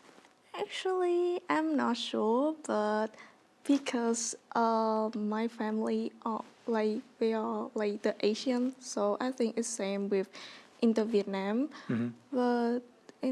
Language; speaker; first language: English; non-native, learner; Vietnamese